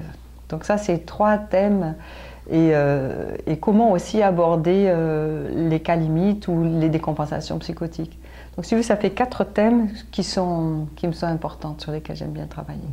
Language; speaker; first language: French; native; French